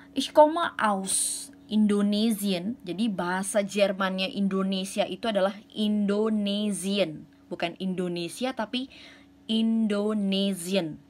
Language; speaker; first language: Indonesian; native; Indonesian